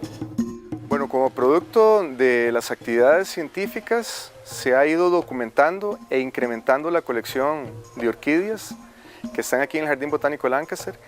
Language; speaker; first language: Spanish; native; Spanish